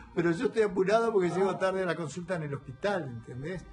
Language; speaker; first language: Spanish; native; Spanish